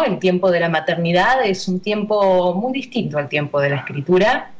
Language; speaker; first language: Spanish; native; Spanish